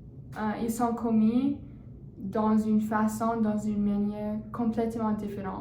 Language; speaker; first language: French; non-native, learner; English